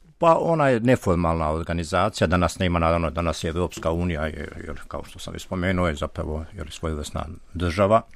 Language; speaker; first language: Serbian; native; Serbian